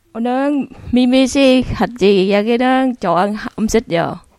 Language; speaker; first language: Korean; non-native, learner; Vietnamese